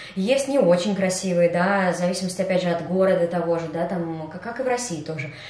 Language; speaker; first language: Russian; native; Russian